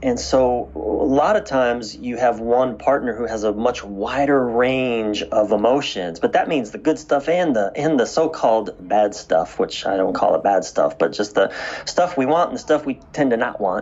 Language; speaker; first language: English; native; English